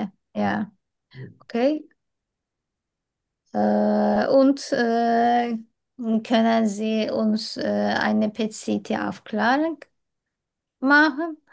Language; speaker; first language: German; non-native, learner; Turkish